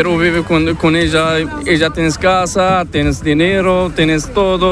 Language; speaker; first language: Spanish; non-native, learner; Arabic